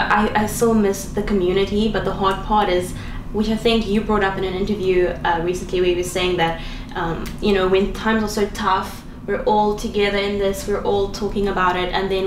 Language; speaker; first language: English; non-native, local second language; Afrikaans